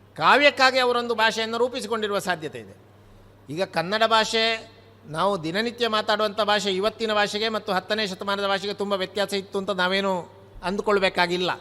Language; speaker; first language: Kannada; native; Kannada